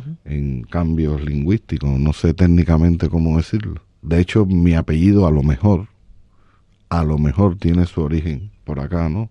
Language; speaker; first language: Spanish; native; Spanish